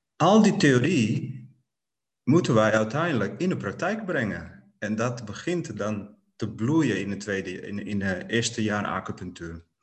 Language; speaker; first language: Dutch; non-native, fluent; Portuguese